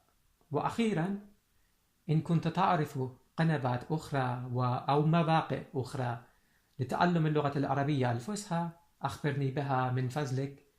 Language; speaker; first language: Arabic; non-native, fluent; Persian